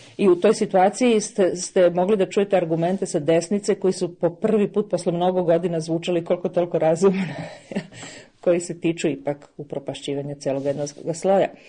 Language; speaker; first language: Serbian; native; Serbian